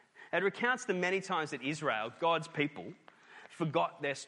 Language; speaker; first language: English; native; English